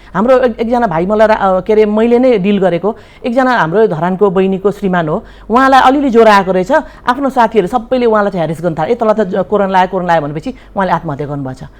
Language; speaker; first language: Nepali; early bilingual, heritage; Nepali